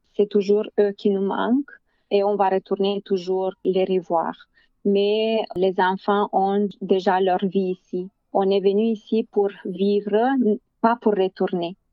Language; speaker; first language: French; non-native, fluent; Romanian